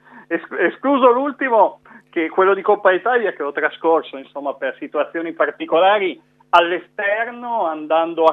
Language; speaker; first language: Italian; native; Italian